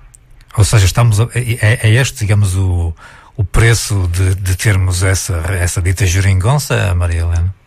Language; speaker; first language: Portuguese; native; Portuguese